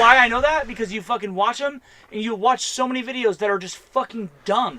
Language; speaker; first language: English; native; English